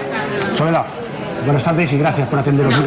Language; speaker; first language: Spanish; native; Spanish